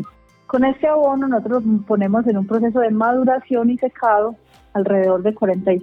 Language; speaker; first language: Spanish; native; Spanish